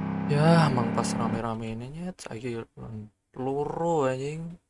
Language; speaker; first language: Indonesian; non-native, local second language; Javanese